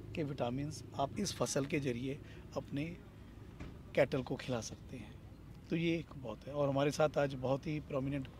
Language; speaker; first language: Hindi; native; Hindi